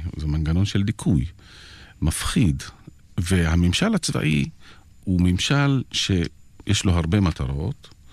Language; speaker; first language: Hebrew; non-native, local second language; Arabic